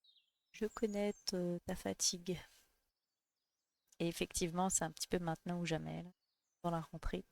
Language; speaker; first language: French; native; French